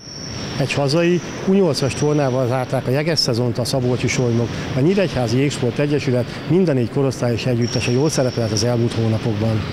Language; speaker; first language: Hungarian; native; Hungarian